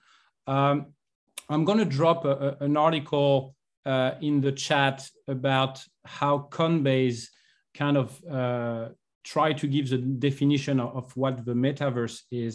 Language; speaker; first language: English; non-native, fluent; French